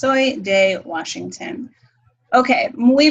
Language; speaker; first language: Spanish; non-native, fluent; English